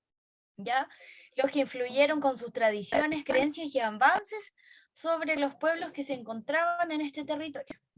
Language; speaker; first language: Spanish; native; Spanish